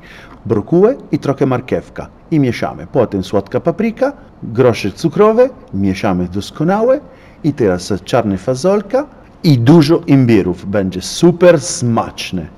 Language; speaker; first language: Polish; non-native, learner; Italian